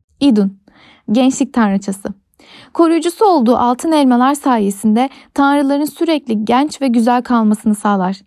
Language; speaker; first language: Turkish; native; Turkish